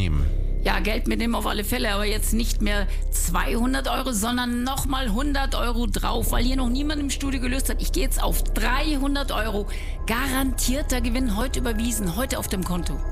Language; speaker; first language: German; native; German